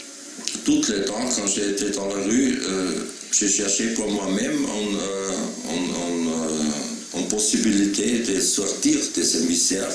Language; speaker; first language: French; non-native, learner; German